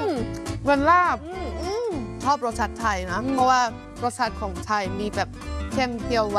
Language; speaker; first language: Thai; non-native, fluent; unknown